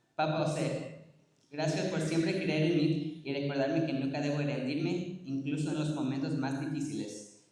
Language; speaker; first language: Spanish; early bilingual, other home language; English